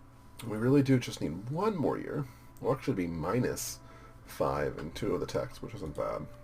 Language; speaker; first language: English; native; English